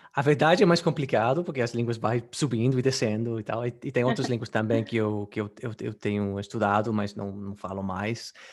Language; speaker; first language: Portuguese; non-native, fluent; English